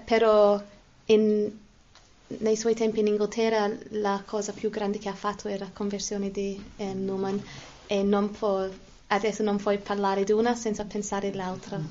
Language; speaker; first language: Italian; non-native, learner; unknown